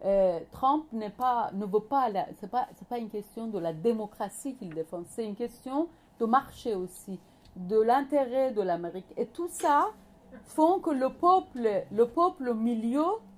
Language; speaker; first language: French; non-native, fluent; Persian